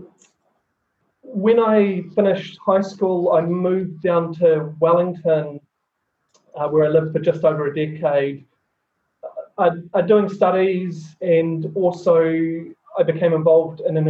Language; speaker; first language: English; native; English